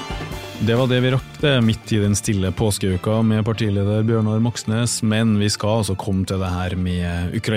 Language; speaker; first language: Norwegian; native; Norwegian